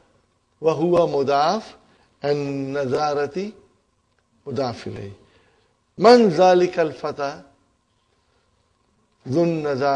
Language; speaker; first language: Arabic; non-native, fluent; English